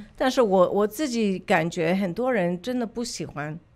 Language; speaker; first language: Chinese; early bilingual, other home language; English